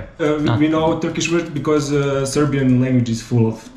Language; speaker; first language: English; non-native, fluent; Serbian